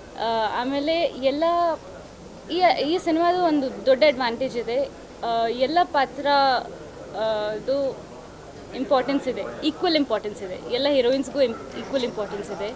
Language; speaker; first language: Kannada; non-native, learner; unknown